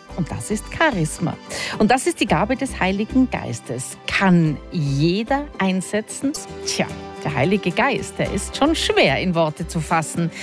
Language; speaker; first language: German; native; German